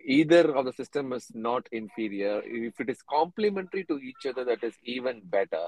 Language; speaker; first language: English; non-native, local second language; Tamil